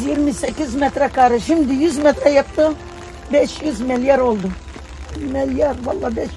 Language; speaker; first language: Turkish; non-native, local second language; Arabic